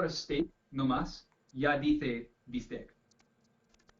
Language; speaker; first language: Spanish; non-native, fluent; English